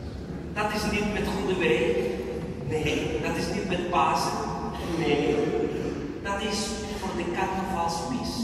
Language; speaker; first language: Dutch; non-native, fluent; Spanish